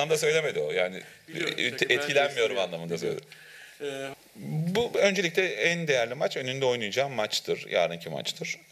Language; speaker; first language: Turkish; native; Turkish